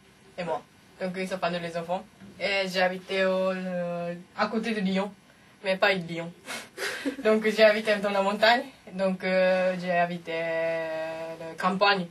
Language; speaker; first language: French; non-native, learner; Japanese